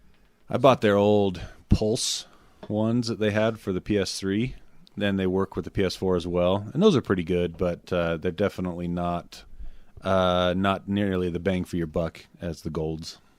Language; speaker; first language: English; native; English